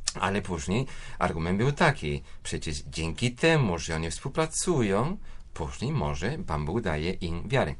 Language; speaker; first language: Polish; non-native, fluent; Spanish